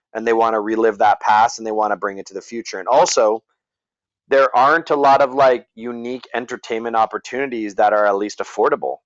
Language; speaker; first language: English; native; English